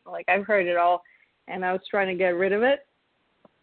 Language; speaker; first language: English; non-native, fluent; Russian